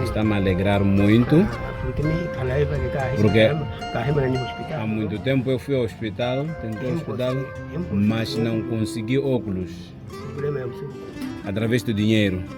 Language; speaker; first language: Portuguese; non-native, local second language; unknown